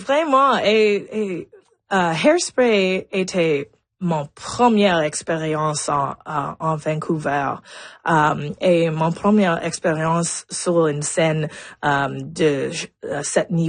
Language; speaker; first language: French; non-native, local second language; English